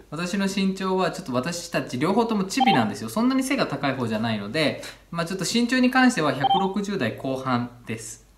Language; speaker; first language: Japanese; native; Japanese